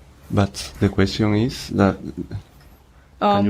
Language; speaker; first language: English; non-native, learner; Spanish